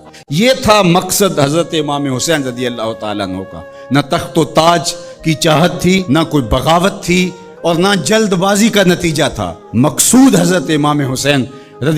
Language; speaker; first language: Urdu; native; Urdu